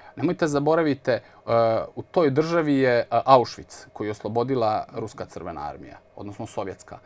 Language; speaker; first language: Serbian; native; Serbian